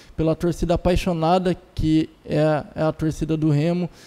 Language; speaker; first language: Portuguese; native; Portuguese